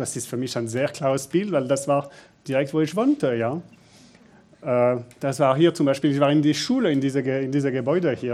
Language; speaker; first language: German; non-native, fluent; French